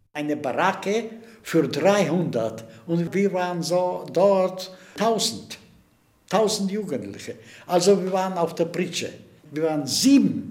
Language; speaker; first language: German; early bilingual, heritage; Czech